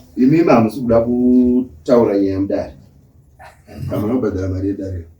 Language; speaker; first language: Shona; native; Shona